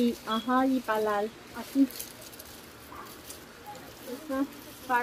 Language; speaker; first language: Spanish; non-native, learner; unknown